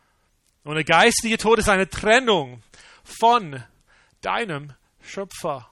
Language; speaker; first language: German; non-native, fluent; English